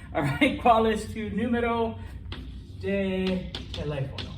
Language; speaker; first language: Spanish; early bilingual, heritage; Spanish